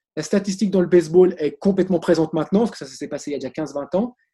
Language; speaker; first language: French; native; French